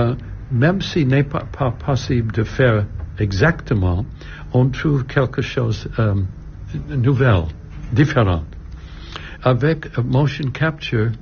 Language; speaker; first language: French; non-native, learner; English